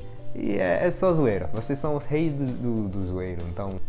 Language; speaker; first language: Portuguese; non-native, fluent; English